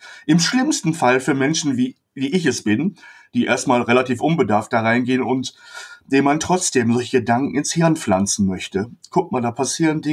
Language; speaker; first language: German; native; German